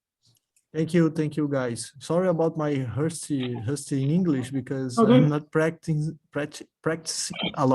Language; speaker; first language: English; non-native, fluent; Portuguese